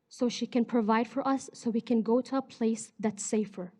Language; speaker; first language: English; early bilingual, other home language; Arabic